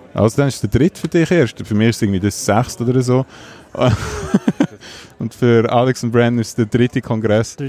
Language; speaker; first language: German; native; German